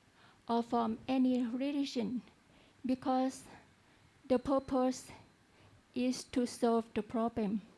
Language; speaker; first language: English; non-native, learner; Thai